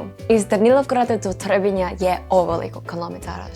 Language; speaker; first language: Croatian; non-native, learner; English